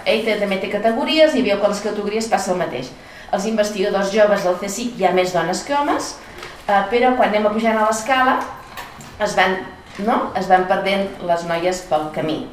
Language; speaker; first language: Catalan; native; Catalan